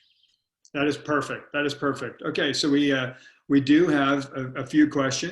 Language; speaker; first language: English; native; English